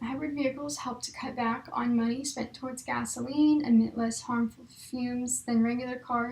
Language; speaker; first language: English; native; English